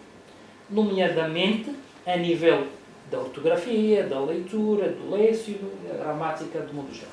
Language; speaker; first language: Portuguese; non-native, fluent; Arabic